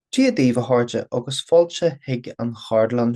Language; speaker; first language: Irish; non-native, local second language; English